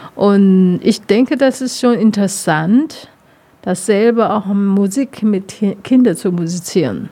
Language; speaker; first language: German; non-native, learner; Chinese